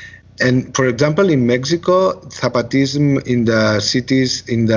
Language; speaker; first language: English; non-native, learner; Catalan